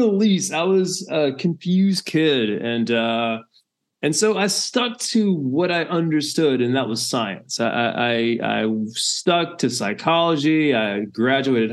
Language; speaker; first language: English; native; English